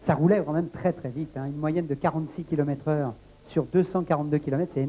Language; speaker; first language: French; native; French